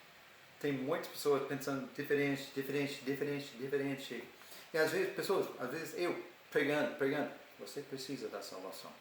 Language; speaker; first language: Portuguese; non-native, learner; English